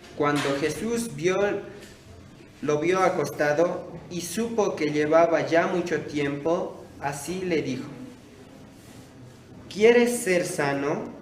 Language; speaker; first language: Spanish; native; Spanish